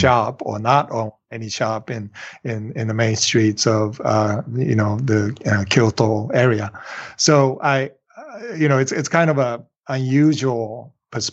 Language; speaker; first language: English; non-native, fluent; Japanese